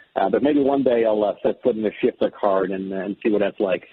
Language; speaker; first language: English; non-native, fluent; Dutch